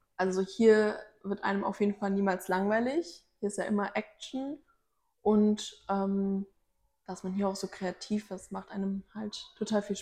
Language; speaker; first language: German; native; German